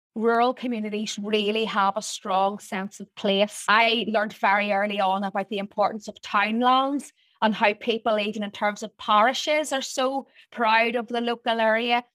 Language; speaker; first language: English; native; English